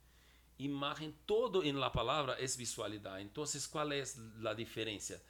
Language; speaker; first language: Spanish; non-native, fluent; Portuguese